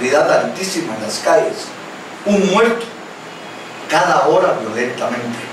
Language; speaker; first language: Spanish; native; Spanish